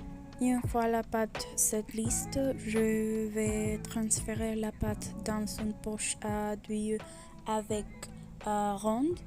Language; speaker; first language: French; non-native, learner; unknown